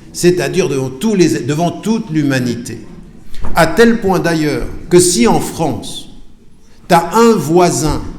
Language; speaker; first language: French; native; French